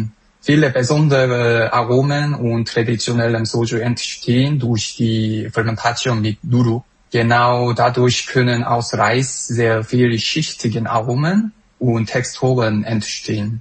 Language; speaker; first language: German; non-native, fluent; Korean